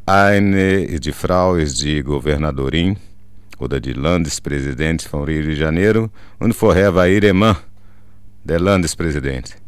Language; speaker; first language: German; non-native, learner; Portuguese